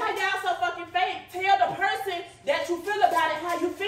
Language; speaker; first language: English; native; English